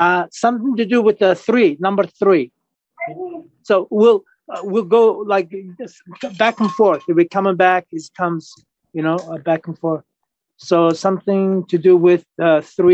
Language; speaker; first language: English; non-native, learner; Mongolian